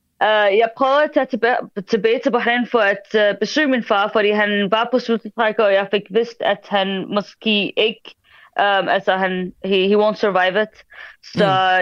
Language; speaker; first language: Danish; early bilingual, other home language; Arabic